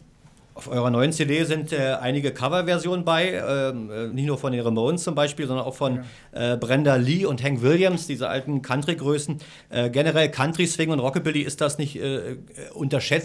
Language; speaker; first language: German; native; German